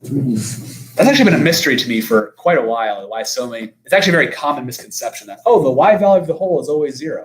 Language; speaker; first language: English; native; English